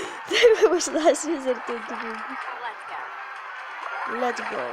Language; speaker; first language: Bulgarian; native; Bulgarian